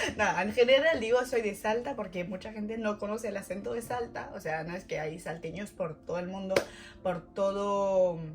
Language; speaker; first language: Spanish; non-native, fluent; French